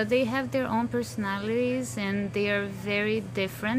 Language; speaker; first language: English; non-native, fluent; Portuguese